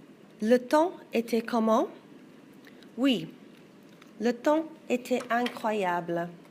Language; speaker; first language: French; non-native, learner; English